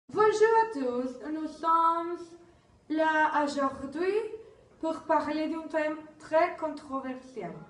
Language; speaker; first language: French; non-native, learner; Spanish